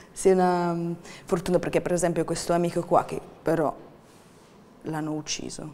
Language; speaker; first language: Italian; non-native, fluent; Ukrainian